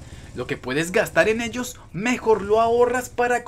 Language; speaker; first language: Spanish; native; Spanish